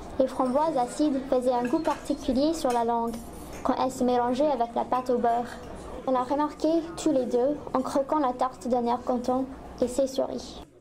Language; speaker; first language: French; non-native, fluent; English